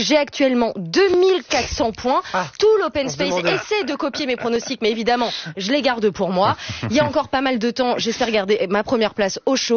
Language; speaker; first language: French; native; French